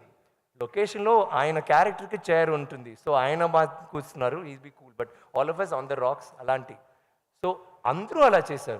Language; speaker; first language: Telugu; non-native, local second language; Tamil